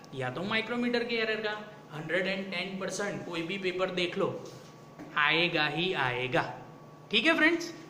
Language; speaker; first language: Hindi; non-native, local second language; Gujarati